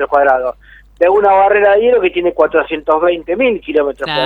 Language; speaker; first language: Spanish; native; Spanish